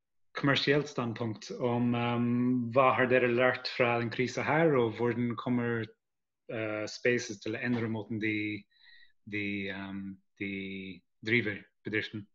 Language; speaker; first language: Norwegian; non-native, fluent; English